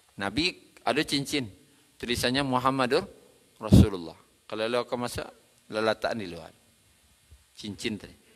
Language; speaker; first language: Malay; non-native, local second language; Minangkabau